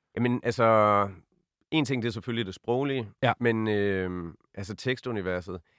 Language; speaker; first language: Danish; native; Danish